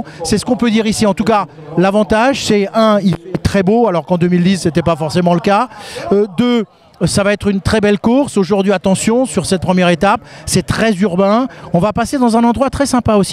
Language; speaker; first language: French; native; French